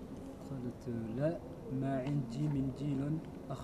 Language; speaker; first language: Arabic; non-native, learner; French